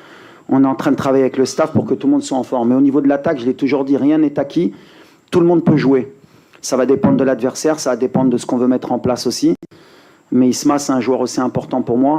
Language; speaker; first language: French; native; French